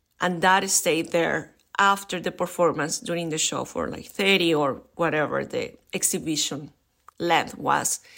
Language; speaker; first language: English; non-native, fluent; Spanish